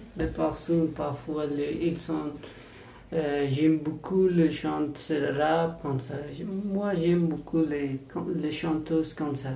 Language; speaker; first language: French; non-native, learner; Persian